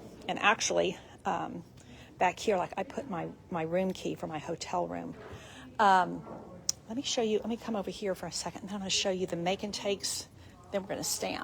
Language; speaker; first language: English; native; English